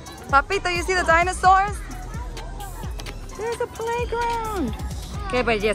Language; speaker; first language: English; early bilingual, other home language; Spanish